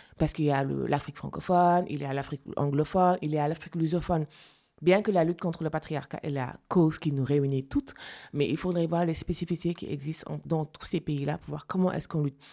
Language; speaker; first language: French; non-native, local second language; Fula